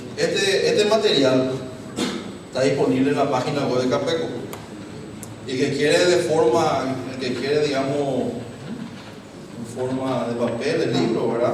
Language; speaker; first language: Spanish; native; Spanish